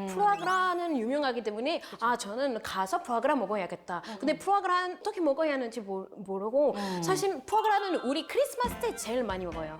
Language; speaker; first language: Korean; non-native, fluent; French